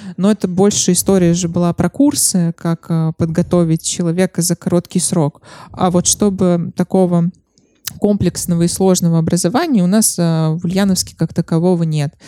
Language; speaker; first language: Russian; native; Russian